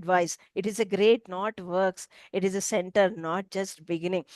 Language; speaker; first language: English; non-native, local second language; Telugu